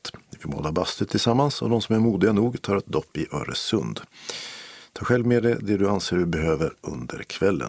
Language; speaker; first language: Swedish; native; Swedish